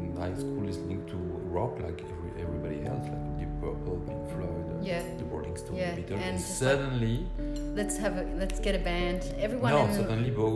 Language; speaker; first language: English; non-native, learner; French